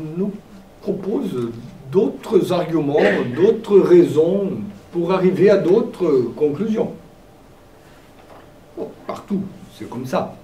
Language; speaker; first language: French; non-native, fluent; Portuguese